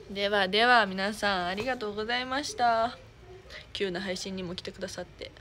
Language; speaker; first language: Japanese; native; Japanese